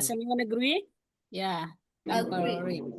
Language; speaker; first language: English; non-native, learner; Indonesian